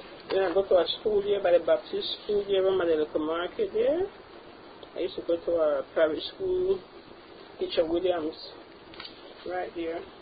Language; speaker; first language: English; native; English